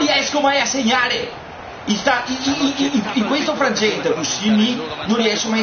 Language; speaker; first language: Italian; native; Italian